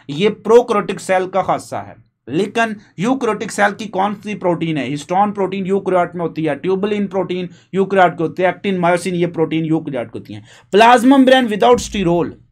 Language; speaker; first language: Urdu; non-native, local second language; Punjabi